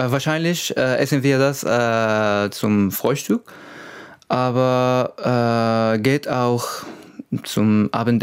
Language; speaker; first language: German; non-native, learner; Arabic